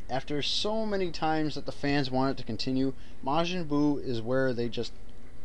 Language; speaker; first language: English; native; English